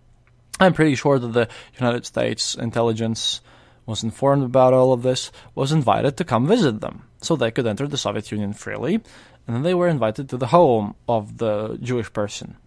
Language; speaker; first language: English; non-native, fluent; Latvian